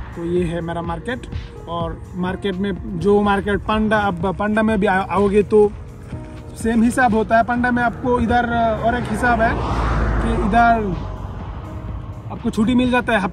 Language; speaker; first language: Hindi; non-native, fluent; Bangla